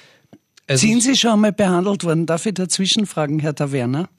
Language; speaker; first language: German; native; German